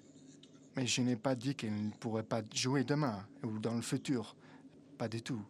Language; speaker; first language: French; non-native, fluent; Italian